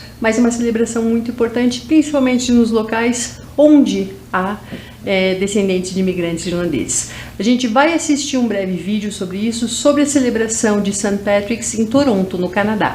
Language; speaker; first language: Portuguese; native; Portuguese